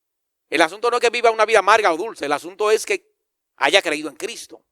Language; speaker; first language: Spanish; native; Spanish